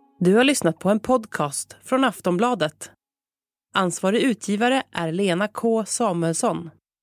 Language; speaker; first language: Swedish; native; Swedish